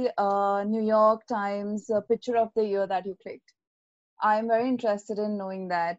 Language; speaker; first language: English; non-native, local second language; Hindi